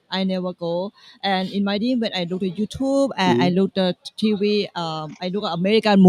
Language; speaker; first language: English; non-native, learner; Thai